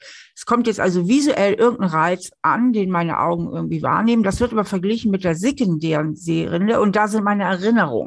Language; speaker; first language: German; native; German